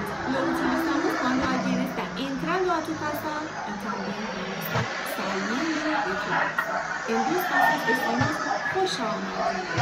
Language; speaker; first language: Spanish; non-native, fluent; Persian